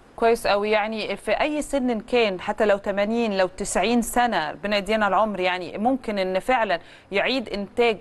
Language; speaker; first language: Egyptian Arabic; native; Egyptian Arabic